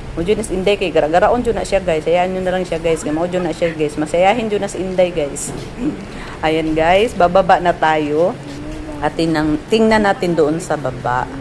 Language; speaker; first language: Filipino; non-native, local second language; Cebuano